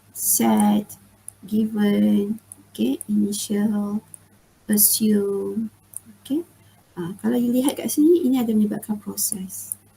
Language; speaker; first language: Malay; native; Malay